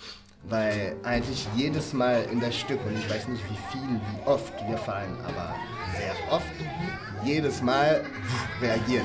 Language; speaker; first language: German; non-native, fluent; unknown